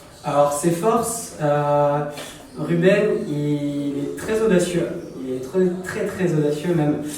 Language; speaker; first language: French; native; French